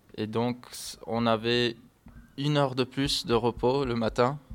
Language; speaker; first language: French; non-native, fluent; English